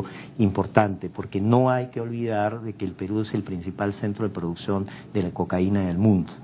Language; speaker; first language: Spanish; native; Spanish